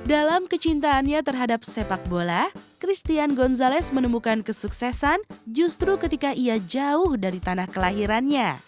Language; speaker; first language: Indonesian; native; Indonesian